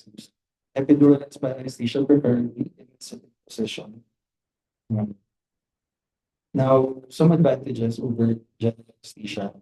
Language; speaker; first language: English; non-native, local second language; Filipino